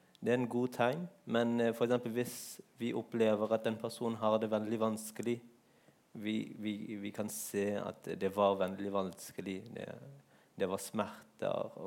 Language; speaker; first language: Norwegian; non-native, fluent; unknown